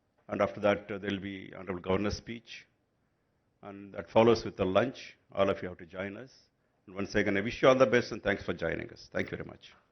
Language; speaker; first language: English; non-native, local second language; Telugu